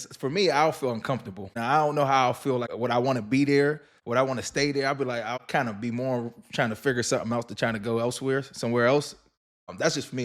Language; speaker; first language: English; native; English